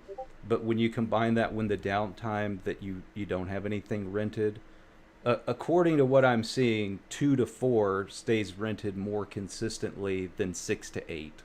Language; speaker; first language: English; native; English